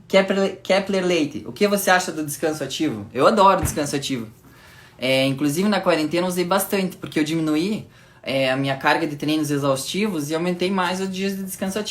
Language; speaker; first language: Portuguese; native; Portuguese